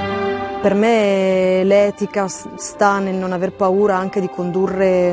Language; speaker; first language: Italian; native; Italian